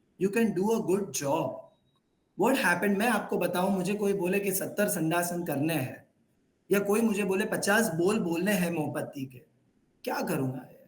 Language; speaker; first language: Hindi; non-native, local second language; Gujarati